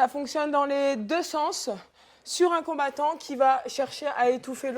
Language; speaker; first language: French; native; French